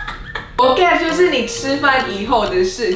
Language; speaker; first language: Chinese; non-native, fluent; Indonesian